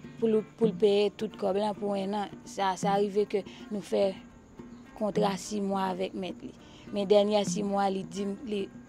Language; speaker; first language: Haitian Creole; native; Haitian Creole